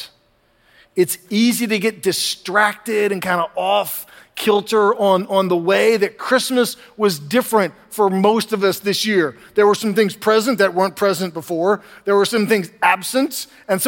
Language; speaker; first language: English; native; English